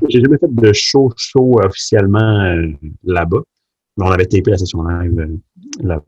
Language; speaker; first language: French; early bilingual, other home language; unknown